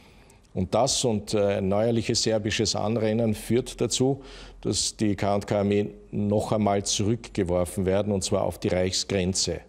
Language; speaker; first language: German; native; German